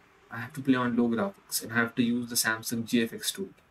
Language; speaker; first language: English; non-native, local second language; Hindi